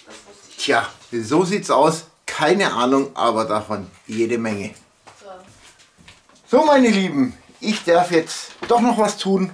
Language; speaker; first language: German; native; German